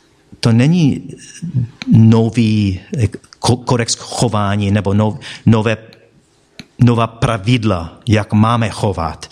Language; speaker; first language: Czech; non-native, fluent; English